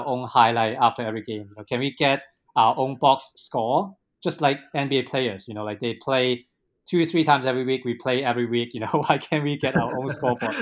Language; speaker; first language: English; non-native, local second language; Cantonese